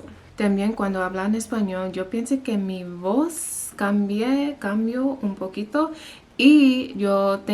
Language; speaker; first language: Spanish; early bilingual, heritage; English